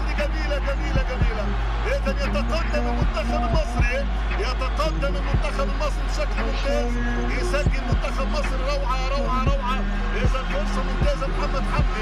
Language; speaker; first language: Arabic; native; Arabic